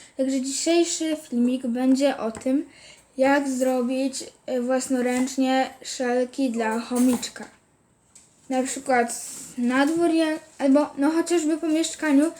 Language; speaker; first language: Polish; native; Polish